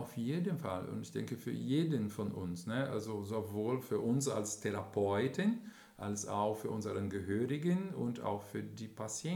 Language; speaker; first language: German; non-native, fluent; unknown